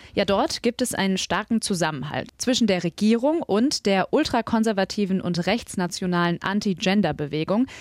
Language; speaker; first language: German; native; German